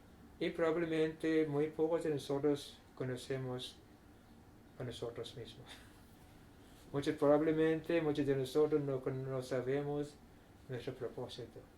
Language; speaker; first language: Spanish; non-native, fluent; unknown